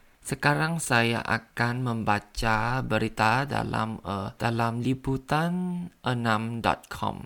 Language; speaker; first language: Indonesian; non-native, learner; Thai